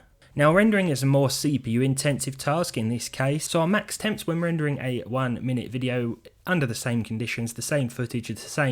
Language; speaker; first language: English; native; English